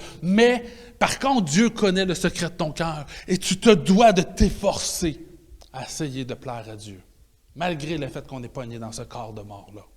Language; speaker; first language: French; native; French